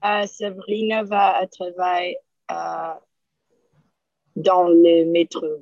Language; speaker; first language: French; non-native, learner; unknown